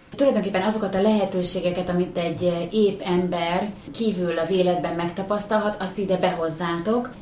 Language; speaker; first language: Hungarian; native; Hungarian